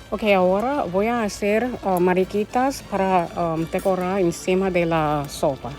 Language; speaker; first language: Spanish; early bilingual, heritage; Spanish